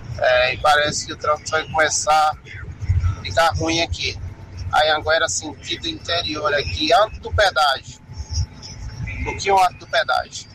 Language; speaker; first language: Portuguese; native; Portuguese